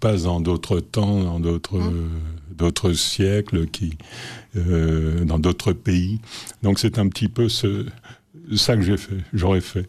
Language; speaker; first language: French; native; French